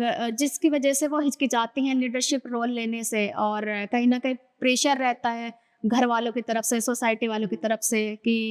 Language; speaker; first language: Hindi; native; Hindi